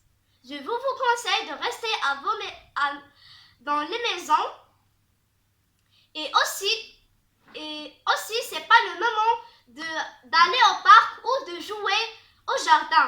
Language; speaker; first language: French; non-native, learner; Arabic